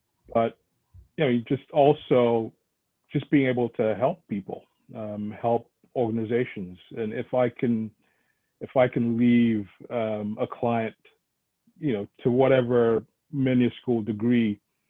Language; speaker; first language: English; non-native, local second language; Yoruba